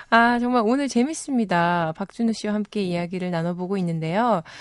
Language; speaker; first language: Korean; native; Korean